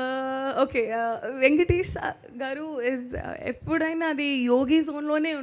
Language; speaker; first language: Telugu; non-native, local second language; Hindi